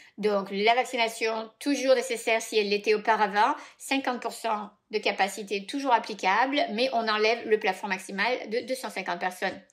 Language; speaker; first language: French; native; French